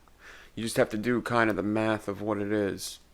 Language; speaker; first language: English; native; English